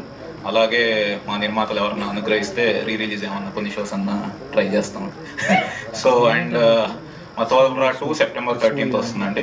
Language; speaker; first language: Telugu; native; Telugu